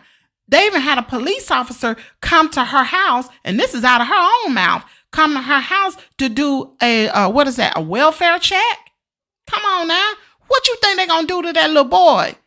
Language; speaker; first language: English; native; English